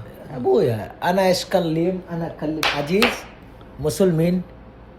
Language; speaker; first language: Arabic; non-native, learner; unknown